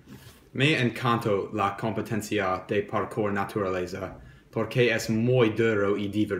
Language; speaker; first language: Spanish; non-native, learner; English